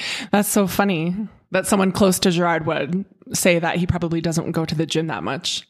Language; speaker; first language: English; native; English